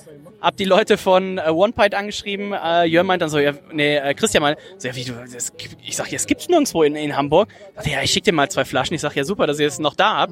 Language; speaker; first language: German; native; German